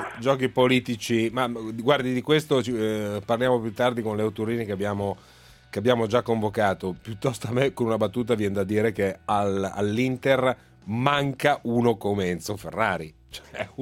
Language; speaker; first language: Italian; native; Italian